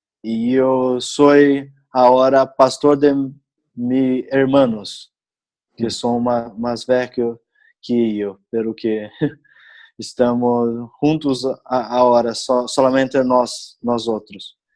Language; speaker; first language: Spanish; non-native, learner; Portuguese